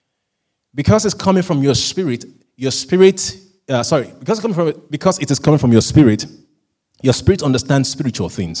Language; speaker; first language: English; non-native, local second language; Yoruba